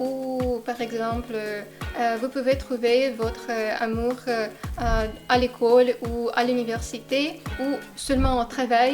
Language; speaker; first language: French; non-native, fluent; Russian